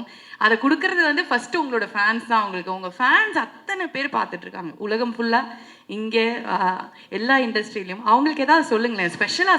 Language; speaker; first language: Tamil; native; Tamil